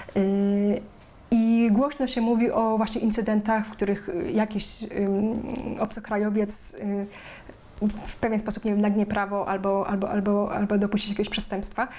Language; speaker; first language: Polish; native; Polish